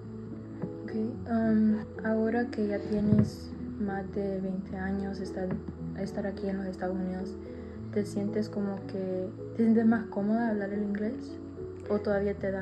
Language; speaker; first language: Spanish; early bilingual, heritage; Spanish